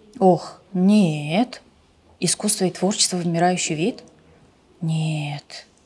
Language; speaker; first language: Russian; non-native, local second language; Tajik